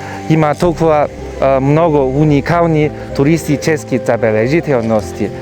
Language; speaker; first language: Bulgarian; non-native, fluent; Chinese